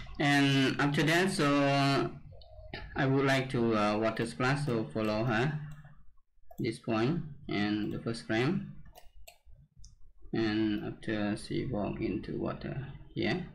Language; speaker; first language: English; non-native, learner; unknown